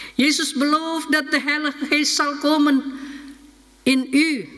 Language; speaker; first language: Dutch; non-native, fluent; Indonesian